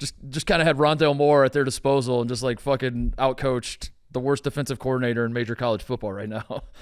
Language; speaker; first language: English; native; English